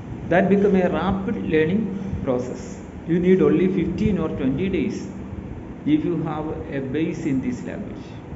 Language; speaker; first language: English; non-native, local second language; Malayalam